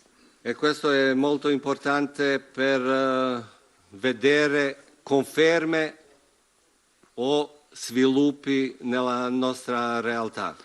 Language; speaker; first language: Italian; non-native, fluent; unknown